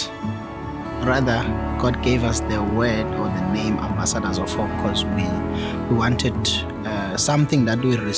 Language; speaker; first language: English; non-native, local second language; Swati